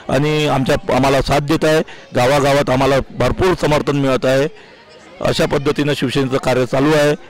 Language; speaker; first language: Marathi; native; Marathi